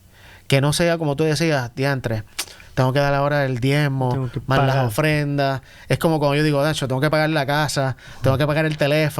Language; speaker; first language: Spanish; native; Spanish